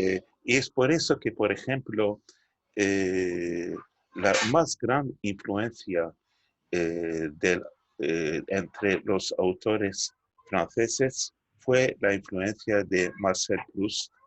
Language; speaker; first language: Spanish; non-native, fluent; Turkish